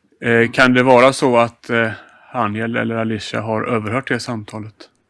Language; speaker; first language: Swedish; native; Swedish